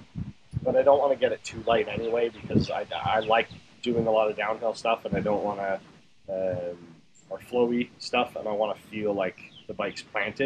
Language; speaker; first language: English; native; English